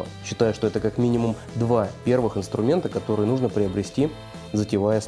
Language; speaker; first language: Russian; native; Russian